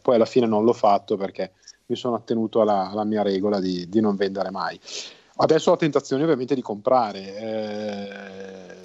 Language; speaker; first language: Italian; native; Italian